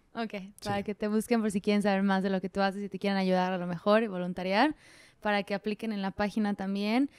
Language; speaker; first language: Spanish; native; Spanish